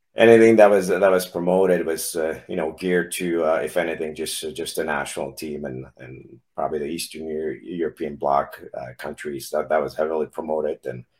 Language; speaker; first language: English; non-native, fluent; Czech